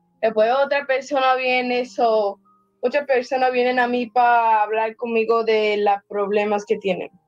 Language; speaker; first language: Spanish; early bilingual, heritage; Spanish